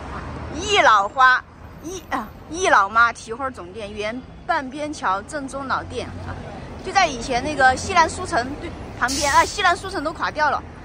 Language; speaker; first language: Chinese; native; Chinese